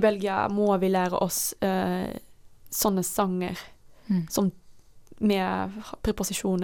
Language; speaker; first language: Norwegian; non-native, fluent; Dutch